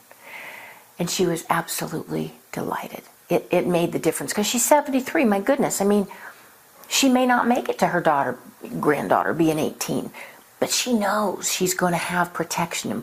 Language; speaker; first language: English; native; English